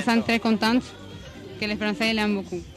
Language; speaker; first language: French; non-native, learner; Spanish